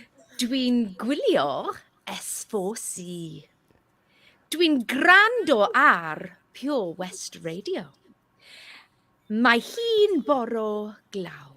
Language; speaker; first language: Welsh; non-native, learner; English